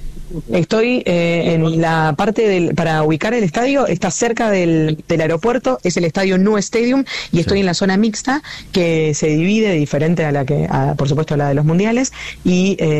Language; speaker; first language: Spanish; native; Spanish